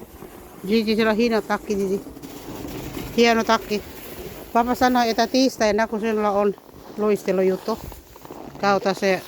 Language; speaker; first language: Finnish; non-native, learner; Cebuano